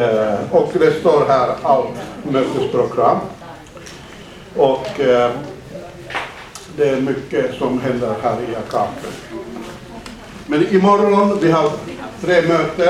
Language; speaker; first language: Swedish; non-native, fluent; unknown